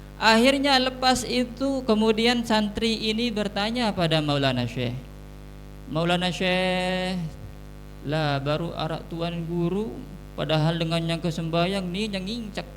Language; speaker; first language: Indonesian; non-native, local second language; Sasak